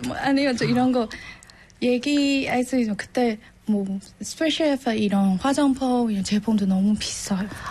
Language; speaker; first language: Korean; non-native, learner; Burmese